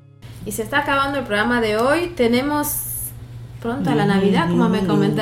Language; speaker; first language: Spanish; native; Spanish